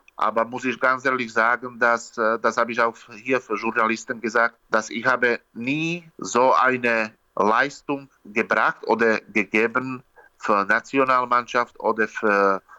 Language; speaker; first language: German; non-native, learner; Slovak